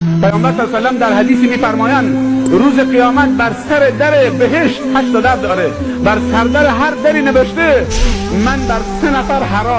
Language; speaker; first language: Persian; native; Persian